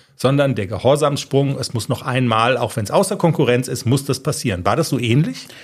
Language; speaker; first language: German; native; German